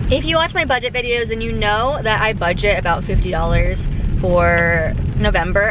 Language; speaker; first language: English; native; English